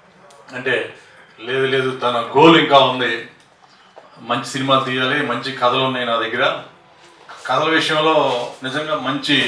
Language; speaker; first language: Telugu; native; Telugu